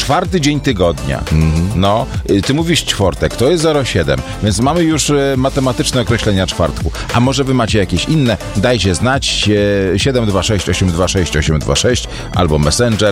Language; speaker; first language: Polish; native; Polish